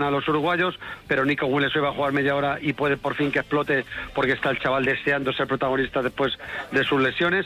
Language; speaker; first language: Spanish; native; Spanish